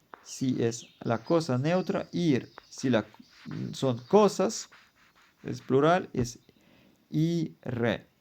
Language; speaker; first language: Spanish; non-native, fluent; German